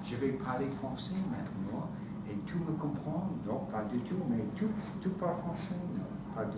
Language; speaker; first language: French; non-native, learner; English